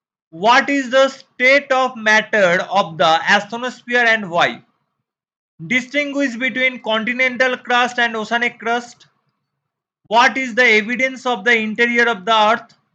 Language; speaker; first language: English; non-native, local second language; Bangla